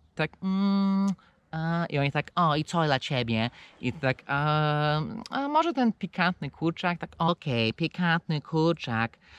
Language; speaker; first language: Polish; non-native, fluent; English